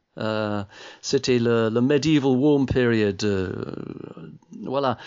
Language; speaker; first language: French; non-native, fluent; English